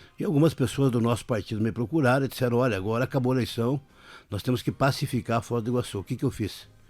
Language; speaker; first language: Portuguese; native; Portuguese